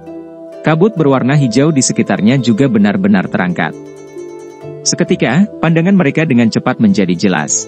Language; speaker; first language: Indonesian; native; Indonesian